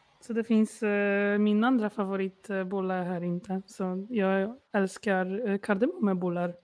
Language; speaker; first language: Swedish; non-native, fluent; Polish